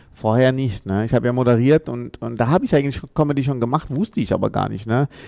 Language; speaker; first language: German; early bilingual, other home language; Amharic